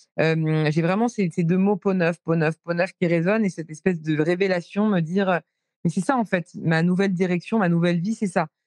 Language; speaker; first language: French; native; French